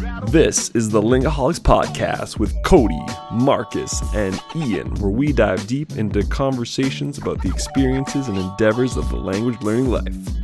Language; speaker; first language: English; native; English